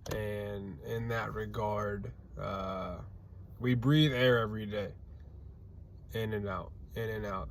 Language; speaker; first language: English; native; English